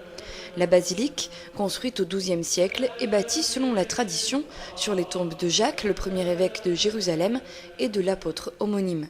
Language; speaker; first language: French; native; French